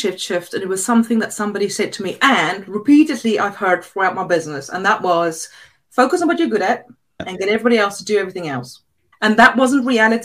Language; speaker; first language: English; non-native, local second language; Afrikaans